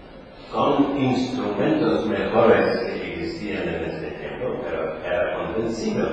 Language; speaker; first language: Spanish; non-native, fluent; Polish